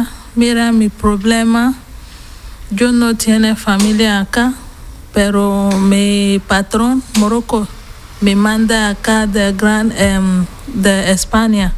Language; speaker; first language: Spanish; non-native, learner; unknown